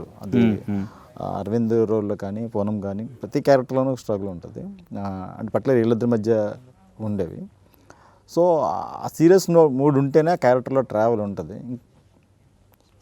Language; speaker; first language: Telugu; native; Telugu